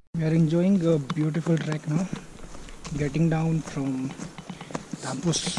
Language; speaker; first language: Hindi; native; Hindi